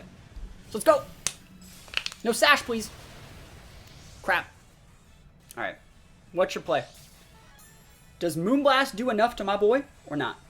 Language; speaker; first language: English; native; English